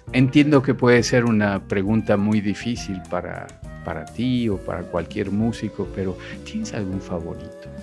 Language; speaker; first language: Spanish; native; Spanish